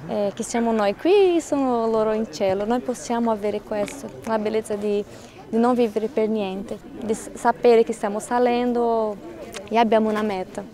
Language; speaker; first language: Italian; non-native, fluent; Portuguese